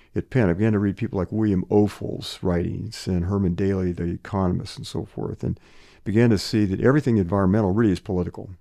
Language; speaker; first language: English; native; English